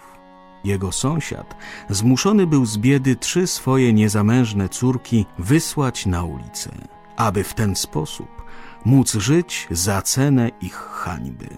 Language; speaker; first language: Polish; native; Polish